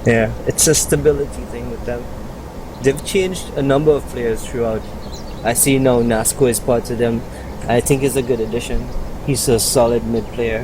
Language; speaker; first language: English; native; English